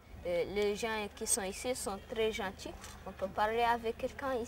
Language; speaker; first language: French; non-native, learner; Arabic